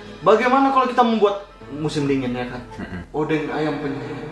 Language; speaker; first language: Indonesian; native; Indonesian